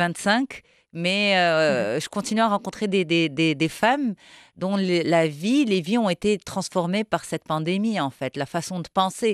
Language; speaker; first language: French; non-native, local second language; Arabic